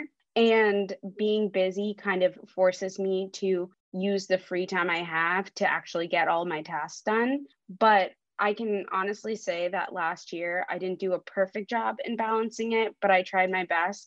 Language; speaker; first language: English; early bilingual, other home language; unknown